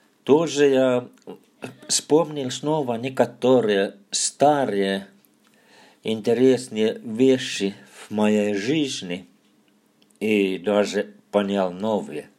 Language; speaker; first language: Russian; non-native, fluent; Finnish